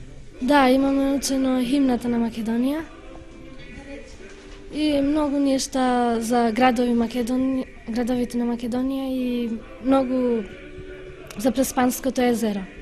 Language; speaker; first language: Macedonian; early bilingual, heritage; Macedonian